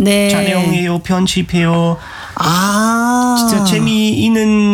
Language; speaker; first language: Korean; non-native, learner; German